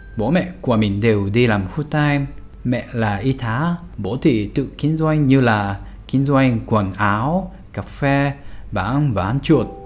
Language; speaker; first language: Vietnamese; non-native, fluent; Japanese